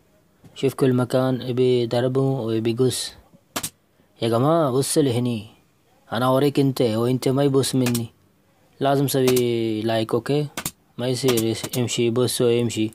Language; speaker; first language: Arabic; non-native, learner; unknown